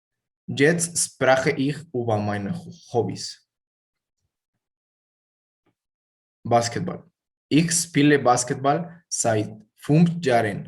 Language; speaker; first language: German; non-native, learner; Spanish